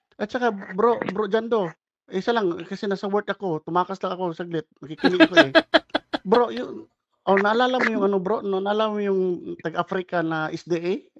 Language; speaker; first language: Filipino; non-native, local second language; Cebuano